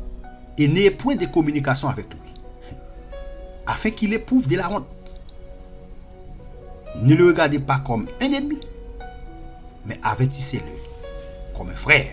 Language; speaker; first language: French; non-native, local second language; Haitian Creole